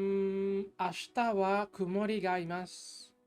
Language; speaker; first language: Japanese; non-native, learner; English